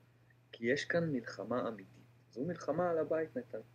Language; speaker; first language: Hebrew; native; Hebrew